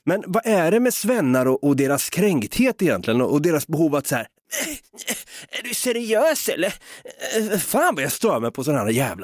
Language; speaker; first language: Swedish; native; Swedish